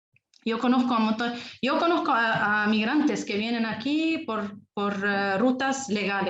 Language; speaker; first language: Spanish; non-native, fluent; Arabic